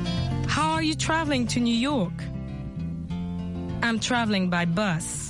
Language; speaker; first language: English; non-native, fluent; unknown